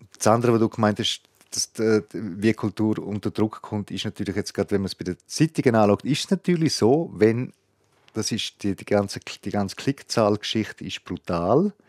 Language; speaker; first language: German; native; German